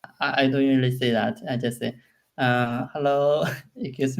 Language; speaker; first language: English; non-native, learner; Chinese